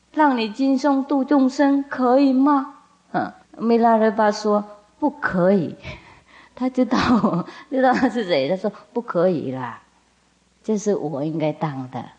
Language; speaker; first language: Chinese; non-native, fluent; Vietnamese